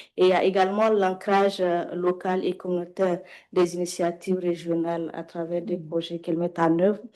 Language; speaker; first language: French; non-native, local second language; Wolof